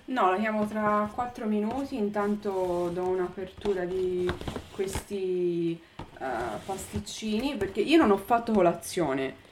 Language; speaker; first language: Italian; native; Italian